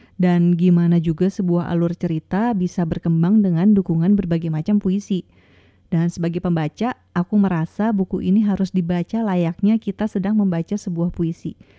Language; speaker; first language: Indonesian; native; Indonesian